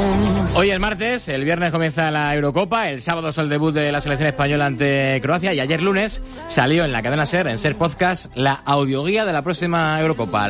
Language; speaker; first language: Spanish; native; Spanish